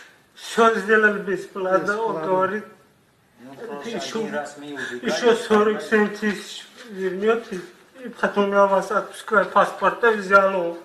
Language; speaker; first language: Russian; non-native, learner; Tajik